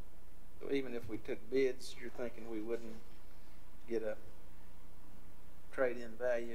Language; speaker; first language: English; native; English